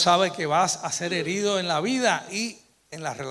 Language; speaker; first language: Spanish; native; Spanish